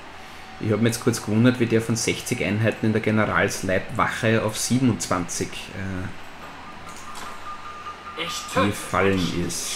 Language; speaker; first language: German; native; German